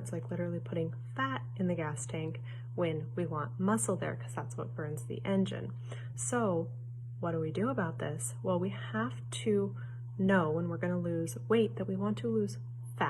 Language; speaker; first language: English; native; English